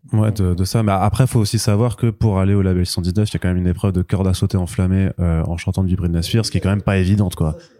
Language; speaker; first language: French; native; French